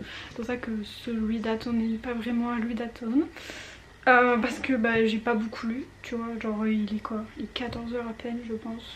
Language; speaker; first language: French; native; French